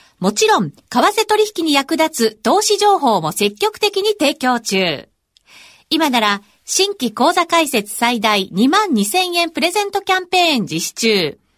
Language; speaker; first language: Japanese; native; Japanese